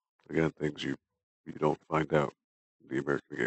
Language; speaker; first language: English; native; English